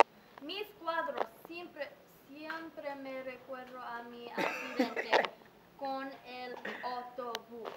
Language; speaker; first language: Spanish; non-native, learner; English